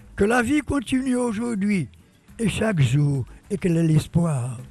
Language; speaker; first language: French; native; French